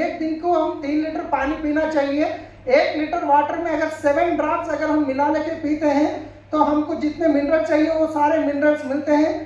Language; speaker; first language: Hindi; non-native, local second language; Telugu